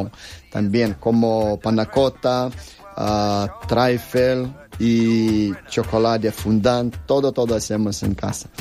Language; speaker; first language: Spanish; non-native, learner; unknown